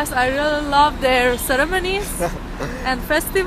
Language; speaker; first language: English; non-native, learner; Persian